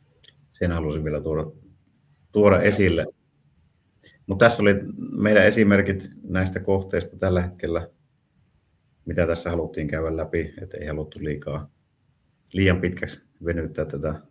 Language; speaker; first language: Finnish; native; Finnish